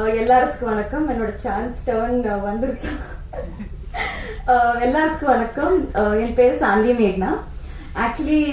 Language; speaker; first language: Tamil; non-native, learner; Telugu